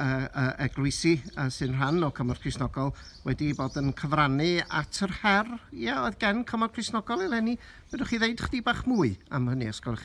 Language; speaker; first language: Welsh; native; Welsh